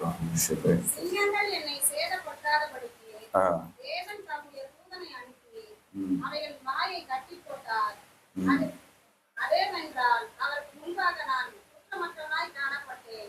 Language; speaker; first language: Tamil; native; Tamil